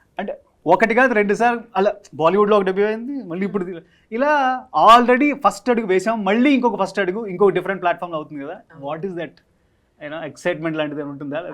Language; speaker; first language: Telugu; native; Telugu